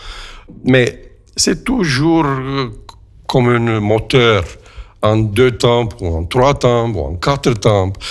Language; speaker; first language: French; non-native, fluent; Romanian